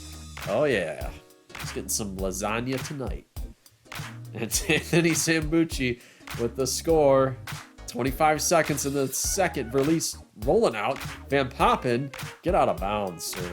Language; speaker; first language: English; native; English